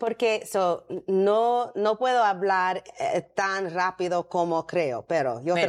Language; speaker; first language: Spanish; non-native, learner; English